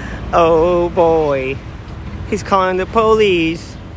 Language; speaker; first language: English; early bilingual, other home language; Spanish